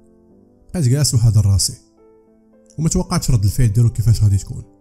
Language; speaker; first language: Arabic; native; Arabic